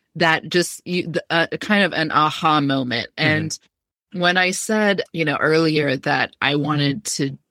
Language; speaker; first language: English; early bilingual, other home language; Amharic